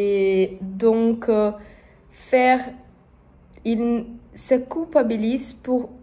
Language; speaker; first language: French; non-native, learner; Portuguese